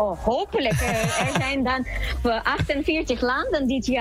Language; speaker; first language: Dutch; non-native, fluent; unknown